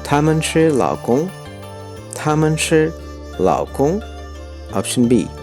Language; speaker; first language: Chinese; non-native, fluent; Urdu